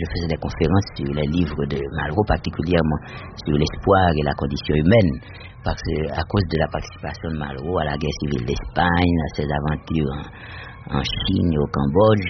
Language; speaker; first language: French; non-native, local second language; Haitian Creole